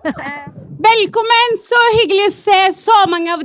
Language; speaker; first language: Norwegian; non-native, fluent; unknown